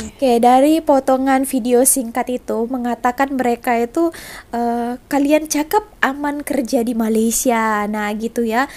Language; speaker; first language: Indonesian; native; Indonesian